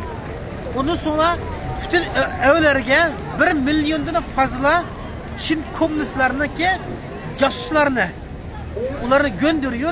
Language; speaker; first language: Turkish; non-native, learner; Uyghur